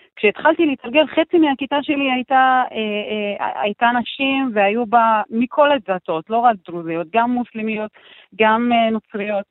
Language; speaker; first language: Hebrew; non-native, local second language; Arabic